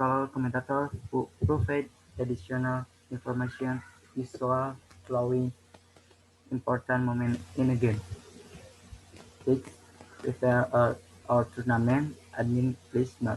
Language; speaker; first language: English; non-native, learner; Indonesian